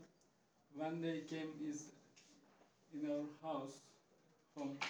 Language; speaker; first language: English; non-native, learner; Turkish